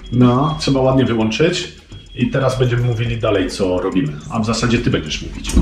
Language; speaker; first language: Polish; native; Polish